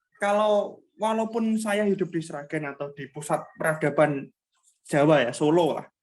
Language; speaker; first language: Indonesian; non-native, local second language; Javanese